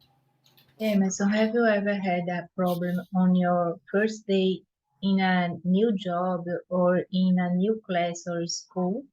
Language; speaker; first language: English; non-native, learner; Portuguese